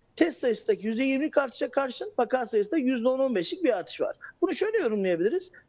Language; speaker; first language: Turkish; native; Turkish